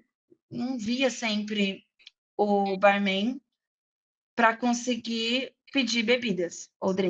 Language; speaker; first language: Portuguese; non-native, fluent; English